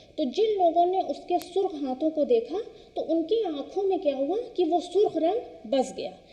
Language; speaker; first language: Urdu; native; Urdu